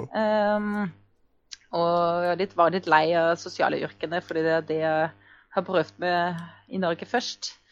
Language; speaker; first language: Norwegian; non-native, fluent; German